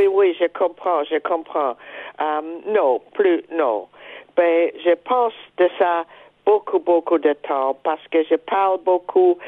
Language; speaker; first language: French; non-native, fluent; German